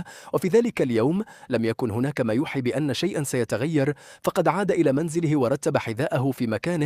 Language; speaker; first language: Arabic; native; Arabic